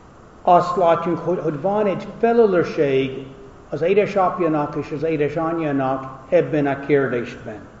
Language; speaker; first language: Hungarian; non-native, fluent; English